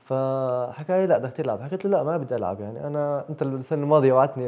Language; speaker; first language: Arabic; native; Arabic